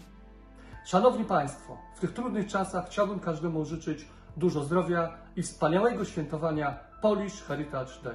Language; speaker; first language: Polish; native; Polish